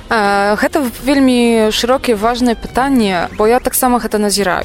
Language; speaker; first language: Belarusian; non-native, fluent; Polish